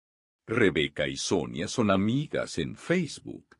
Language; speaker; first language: Spanish; non-native, learner; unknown